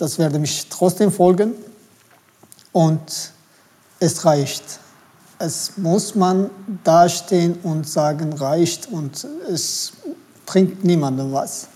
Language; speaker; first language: German; non-native, fluent; Turkish